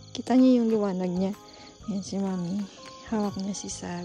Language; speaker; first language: Filipino; native; Filipino